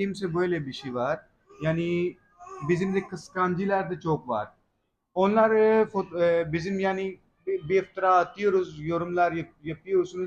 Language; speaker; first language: Turkish; non-native, learner; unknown